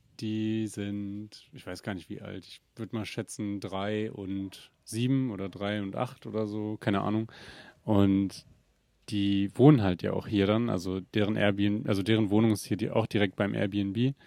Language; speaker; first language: German; native; German